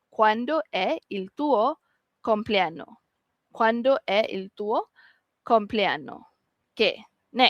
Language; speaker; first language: Italian; non-native, fluent; Malay